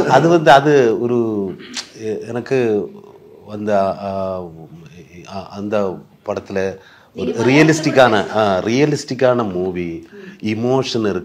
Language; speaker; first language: Tamil; non-native, learner; Malayalam